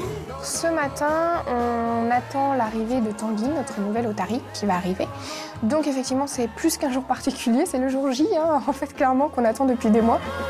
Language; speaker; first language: French; native; French